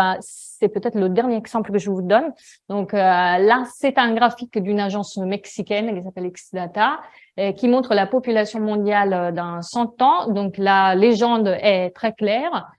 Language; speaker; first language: French; non-native, fluent; Italian